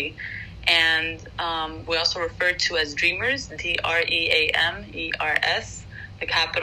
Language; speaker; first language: English; non-native, fluent; Spanish